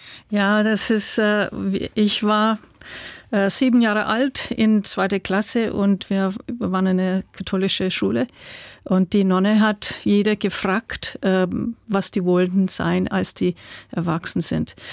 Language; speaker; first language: German; non-native, fluent; English